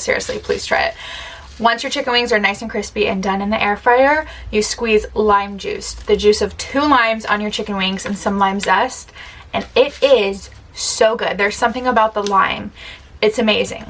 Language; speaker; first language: English; native; English